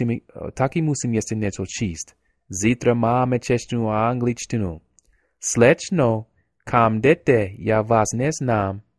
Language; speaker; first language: Czech; non-native, learner; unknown